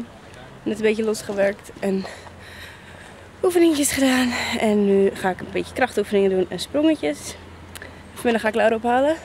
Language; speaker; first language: Dutch; native; Dutch